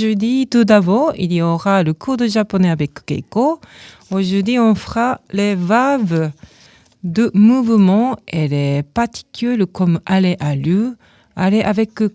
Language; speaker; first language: French; non-native, fluent; Japanese